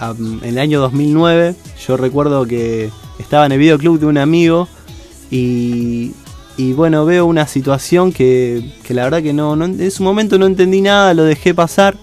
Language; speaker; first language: Spanish; native; Spanish